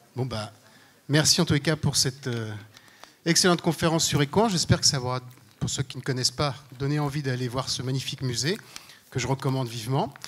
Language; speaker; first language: French; native; French